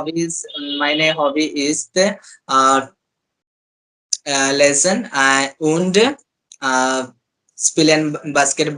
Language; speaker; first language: German; non-native, learner; Odia